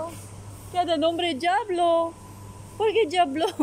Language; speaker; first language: Spanish; non-native, learner; Filipino